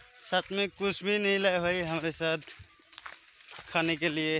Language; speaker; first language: Hindi; non-native, local second language; Assamese